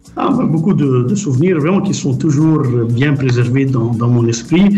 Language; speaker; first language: French; non-native, local second language; Arabic